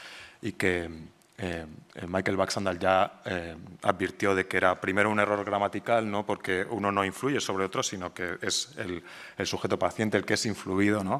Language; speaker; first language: Spanish; native; Spanish